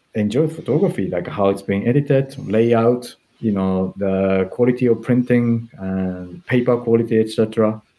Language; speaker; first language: English; non-native, fluent; Japanese